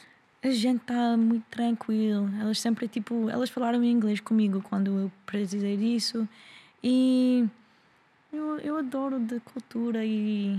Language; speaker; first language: Portuguese; non-native, learner; English